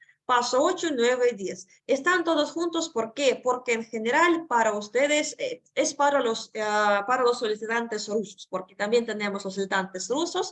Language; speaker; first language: Spanish; non-native, fluent; Russian